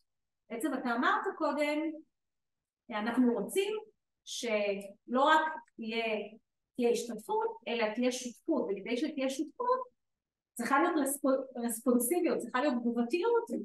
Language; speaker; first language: Hebrew; native; Hebrew